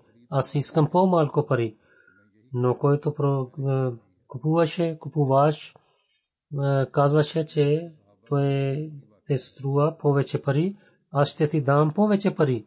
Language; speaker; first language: Bulgarian; non-native, fluent; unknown